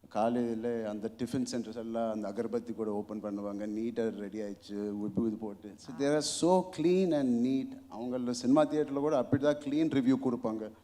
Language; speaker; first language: Tamil; non-native, local second language; Telugu